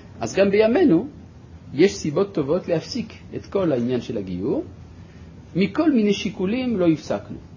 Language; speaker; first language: Hebrew; non-native, fluent; French